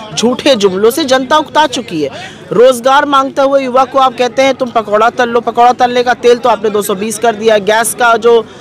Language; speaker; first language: Hindi; native; Hindi